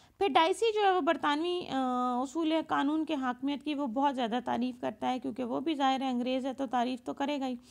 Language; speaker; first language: Urdu; non-native, local second language; Punjabi